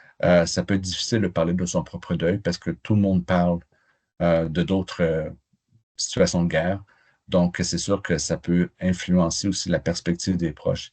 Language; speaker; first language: French; native; French